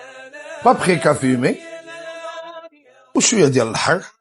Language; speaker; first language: Arabic; native; Arabic